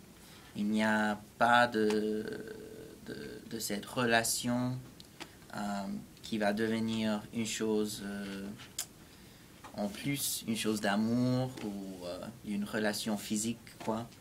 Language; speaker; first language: French; non-native, fluent; English